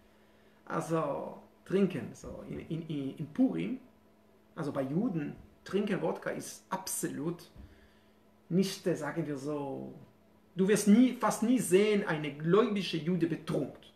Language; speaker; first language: German; non-native, fluent; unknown